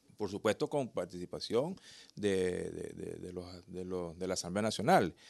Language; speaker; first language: Spanish; native; Spanish